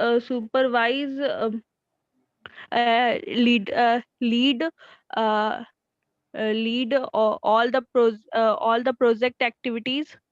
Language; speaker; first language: English; non-native, learner; Hindi